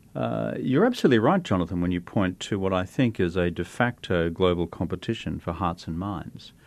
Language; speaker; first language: English; native; English